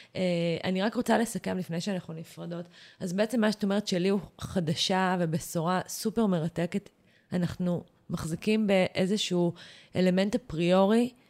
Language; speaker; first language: Hebrew; native; Hebrew